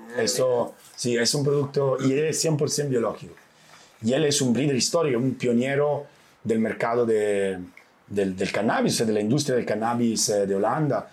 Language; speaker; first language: Spanish; non-native, fluent; Italian